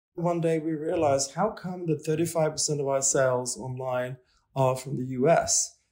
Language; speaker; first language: English; non-native, fluent; Swedish